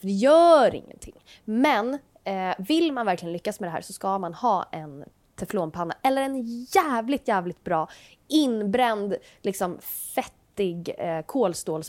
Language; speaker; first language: Swedish; native; Swedish